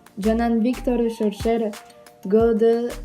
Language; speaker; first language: Korean; non-native, learner; French